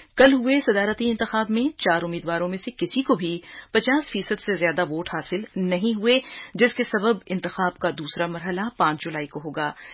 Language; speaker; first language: Urdu; native; Urdu